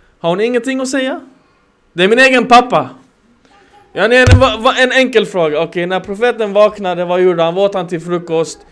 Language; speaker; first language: Swedish; non-native, fluent; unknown